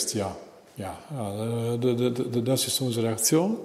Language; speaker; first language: German; non-native, learner; Italian